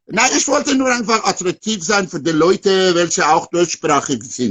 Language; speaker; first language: German; non-native, fluent; Persian